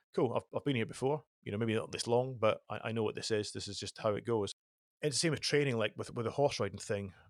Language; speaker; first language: English; native; English